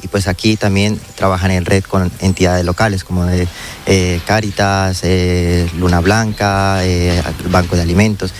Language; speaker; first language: Spanish; native; Spanish